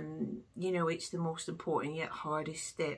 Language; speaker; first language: English; native; English